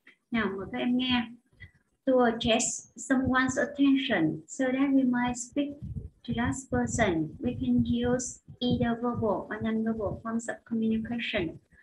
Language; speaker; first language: English; non-native, fluent; Vietnamese